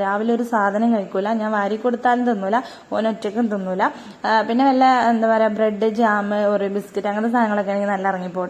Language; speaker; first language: Malayalam; native; Malayalam